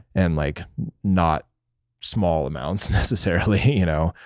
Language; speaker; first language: English; native; English